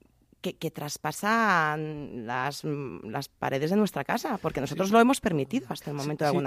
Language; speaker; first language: Spanish; native; Spanish